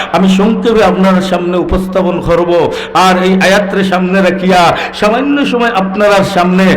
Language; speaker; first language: Bangla; non-native, local second language; Sylheti